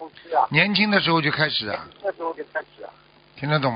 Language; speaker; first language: Chinese; native; Chinese